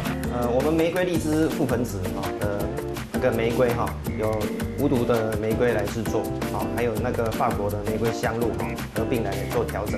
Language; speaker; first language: Chinese; native; Chinese